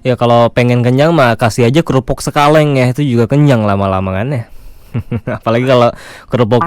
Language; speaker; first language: Indonesian; native; Indonesian